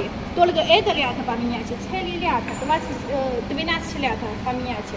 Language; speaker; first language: Russian; non-native, learner; Chinese